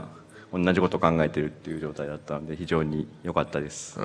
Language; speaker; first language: Japanese; native; Japanese